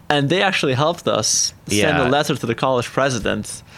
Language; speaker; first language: English; non-native, fluent; Azerbaijani